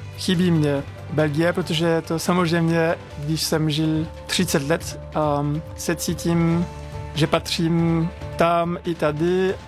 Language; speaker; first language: Czech; non-native, fluent; French